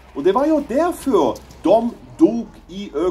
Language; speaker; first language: Swedish; non-native, learner; German